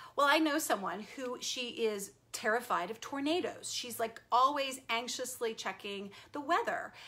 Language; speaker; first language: English; native; English